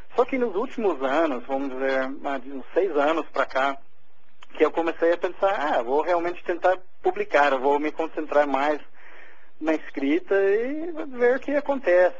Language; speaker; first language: Portuguese; non-native, fluent; English